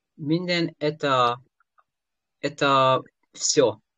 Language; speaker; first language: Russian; non-native, learner; Hungarian